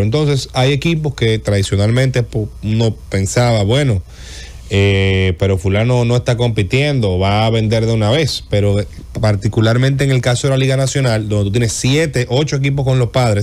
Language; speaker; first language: Spanish; native; Spanish